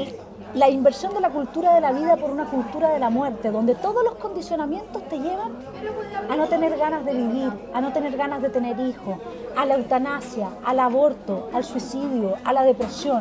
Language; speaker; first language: Spanish; native; Spanish